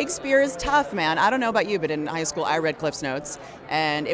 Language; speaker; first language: English; native; English